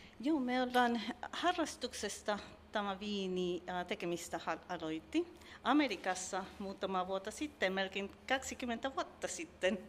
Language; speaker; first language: Finnish; non-native, learner; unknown